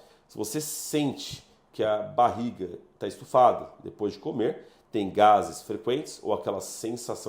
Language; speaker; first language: Portuguese; native; Portuguese